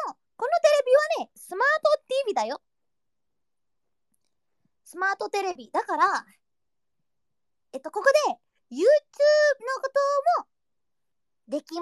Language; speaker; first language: Japanese; non-native, learner; Indonesian